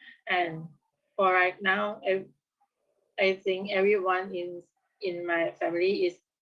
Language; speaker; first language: English; non-native, learner; Thai